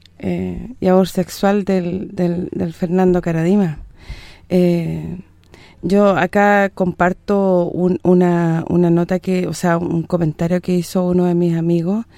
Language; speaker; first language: Spanish; native; Spanish